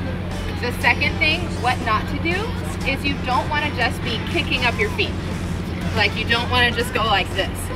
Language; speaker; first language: English; native; English